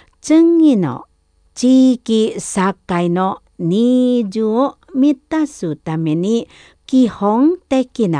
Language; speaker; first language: Japanese; non-native, fluent; Indonesian